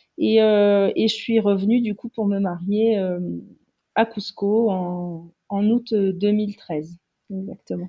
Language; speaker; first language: French; native; French